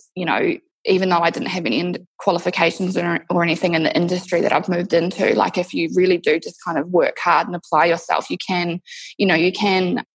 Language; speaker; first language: English; native; English